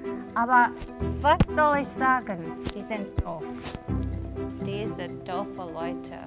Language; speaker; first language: German; non-native, learner; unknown